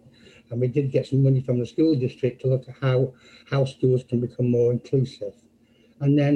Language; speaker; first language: English; native; English